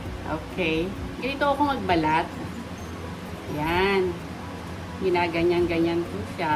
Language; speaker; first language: Filipino; native; Filipino